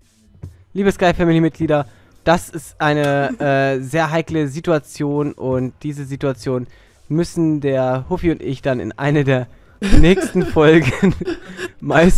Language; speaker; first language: German; native; German